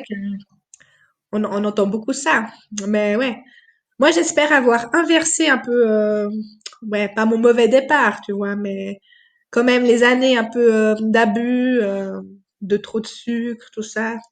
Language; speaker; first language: French; native; French